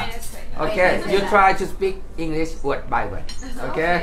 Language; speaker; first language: English; non-native, learner; Thai